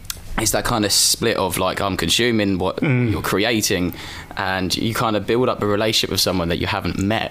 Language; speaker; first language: English; native; English